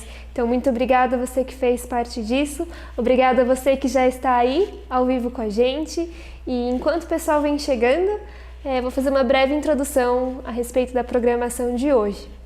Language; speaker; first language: Portuguese; native; Portuguese